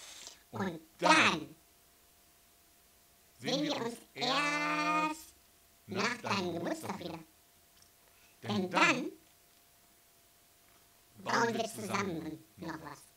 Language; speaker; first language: German; native; German